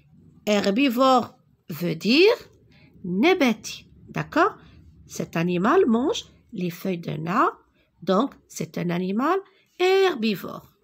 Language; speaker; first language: French; non-native, local second language; Arabic